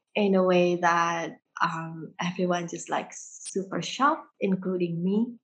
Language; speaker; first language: English; early bilingual, heritage; Indonesian